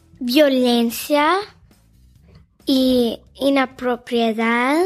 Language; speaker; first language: Spanish; early bilingual, heritage; Spanish